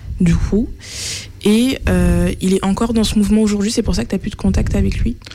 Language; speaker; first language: French; native; French